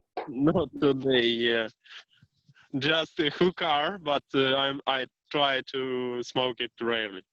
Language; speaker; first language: English; non-native, learner; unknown